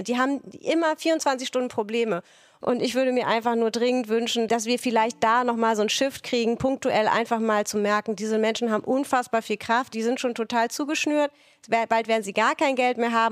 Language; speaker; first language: German; native; German